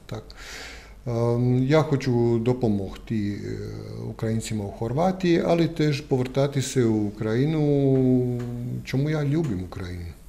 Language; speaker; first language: Ukrainian; non-native, learner; Croatian